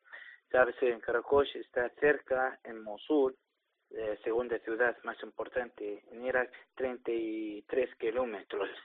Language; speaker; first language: Spanish; non-native, learner; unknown